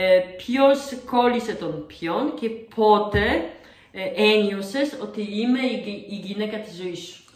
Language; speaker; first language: Greek; non-native, learner; Polish